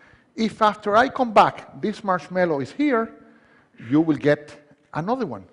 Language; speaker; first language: English; non-native, fluent; Spanish